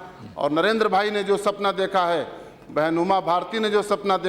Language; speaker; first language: Hindi; native; Hindi